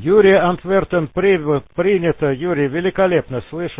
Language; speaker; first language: Russian; native; Russian